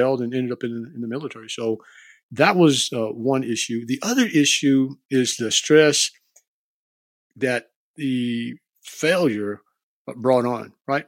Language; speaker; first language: English; native; English